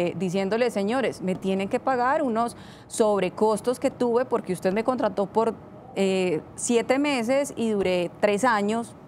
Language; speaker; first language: Spanish; native; Spanish